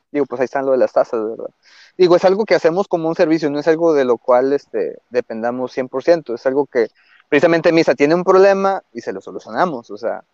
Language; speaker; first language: Spanish; native; Spanish